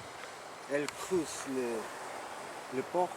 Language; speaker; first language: French; non-native, learner; Portuguese